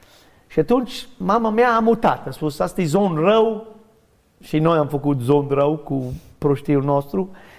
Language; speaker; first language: Romanian; non-native, learner; English